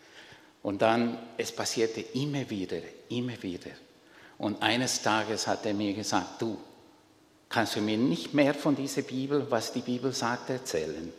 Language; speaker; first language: German; non-native, fluent; Spanish